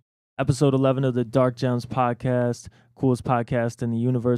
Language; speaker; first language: English; native; English